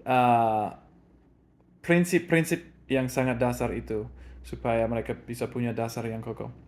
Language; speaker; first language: Indonesian; non-native, fluent; English